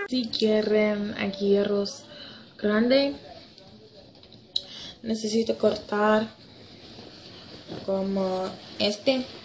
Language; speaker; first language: Spanish; non-native, learner; English